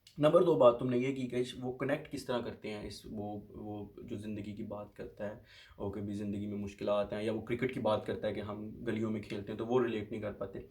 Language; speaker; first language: Urdu; non-native, local second language; Punjabi